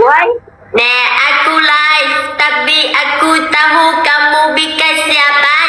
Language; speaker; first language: Indonesian; non-native, learner; Vietnamese